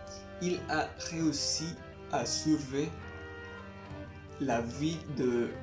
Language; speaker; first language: French; non-native, learner; Spanish